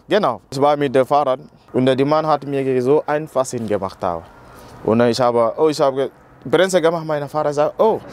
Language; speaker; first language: German; non-native, learner; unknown